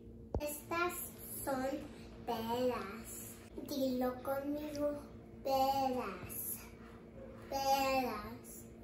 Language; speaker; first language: Spanish; early bilingual, heritage; English